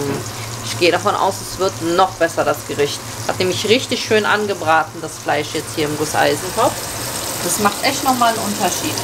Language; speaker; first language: German; native; German